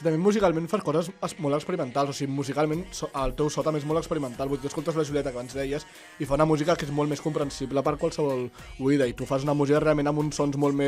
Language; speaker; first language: Catalan; native; Catalan